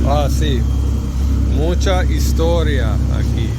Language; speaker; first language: Spanish; non-native, learner; English